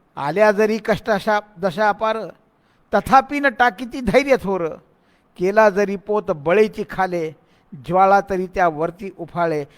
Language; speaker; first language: Marathi; non-native, local second language; Hindi